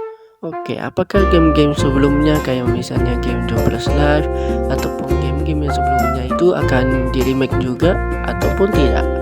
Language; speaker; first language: Indonesian; native; Indonesian